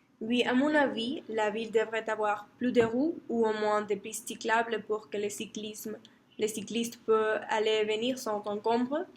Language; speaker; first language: French; non-native, learner; Spanish